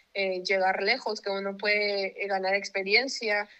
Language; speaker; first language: Spanish; native; Spanish